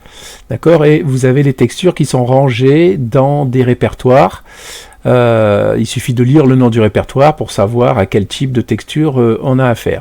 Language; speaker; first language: French; native; French